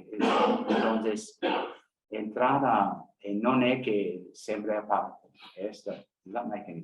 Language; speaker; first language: Spanish; non-native, learner; English